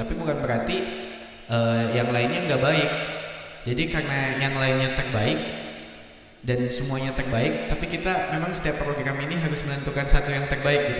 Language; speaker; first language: Indonesian; native; Indonesian